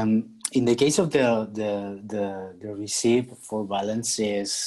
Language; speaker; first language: English; non-native, learner; Spanish